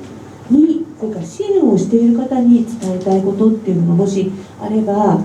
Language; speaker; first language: Japanese; native; Japanese